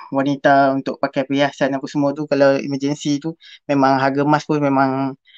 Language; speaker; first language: Malay; native; Malay